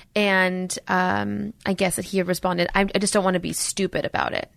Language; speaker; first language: English; native; English